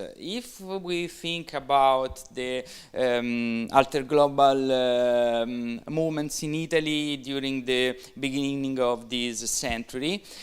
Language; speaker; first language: English; non-native, fluent; Italian